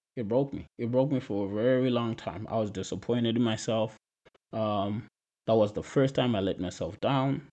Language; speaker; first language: English; non-native, local second language; Shona